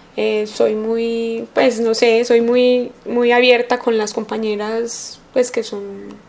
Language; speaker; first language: Spanish; native; Spanish